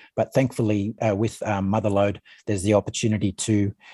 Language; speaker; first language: English; native; English